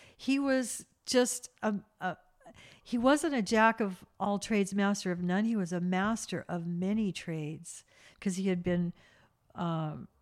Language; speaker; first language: English; native; English